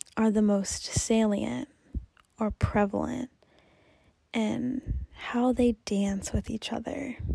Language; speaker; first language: English; native; English